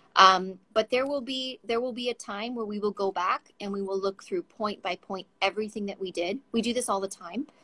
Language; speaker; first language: English; native; English